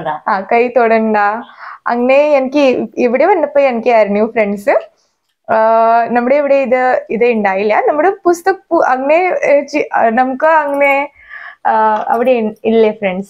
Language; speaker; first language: Malayalam; non-native, local second language; Hindi